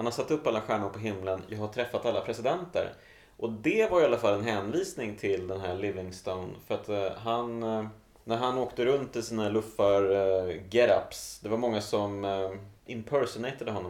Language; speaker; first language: Swedish; native; Swedish